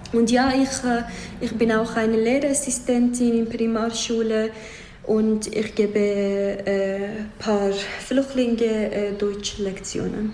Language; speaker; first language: German; non-native, fluent; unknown